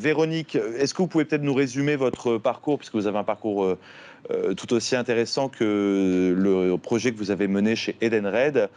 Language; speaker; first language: French; native; French